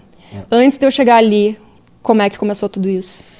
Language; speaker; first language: Portuguese; native; Portuguese